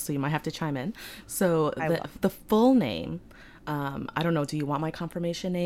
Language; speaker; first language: English; early bilingual, other home language; Polish